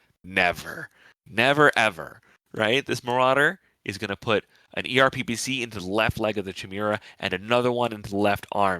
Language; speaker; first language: English; native; English